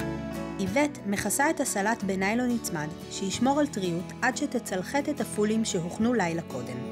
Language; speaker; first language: Hebrew; native; Hebrew